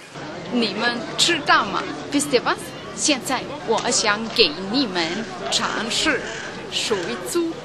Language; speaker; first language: Chinese; non-native, learner; German